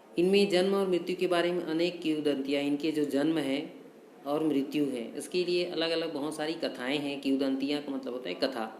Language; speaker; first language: Hindi; native; Hindi